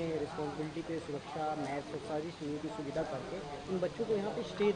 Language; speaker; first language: Hindi; native; Hindi